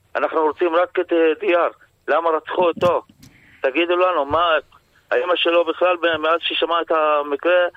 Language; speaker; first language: Hebrew; non-native, local second language; Arabic